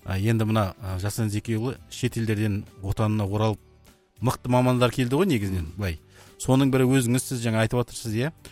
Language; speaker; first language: Kazakh; native; Kazakh